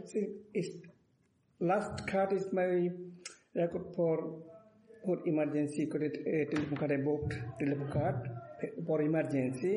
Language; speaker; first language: English; non-native, learner; Bangla